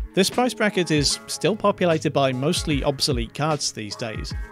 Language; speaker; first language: English; native; English